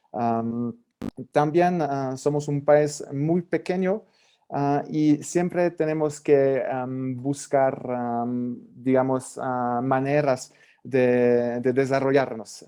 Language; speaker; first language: Spanish; non-native, fluent; French